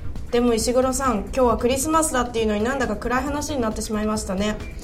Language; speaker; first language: Japanese; native; Japanese